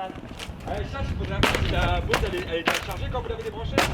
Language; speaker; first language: French; native; French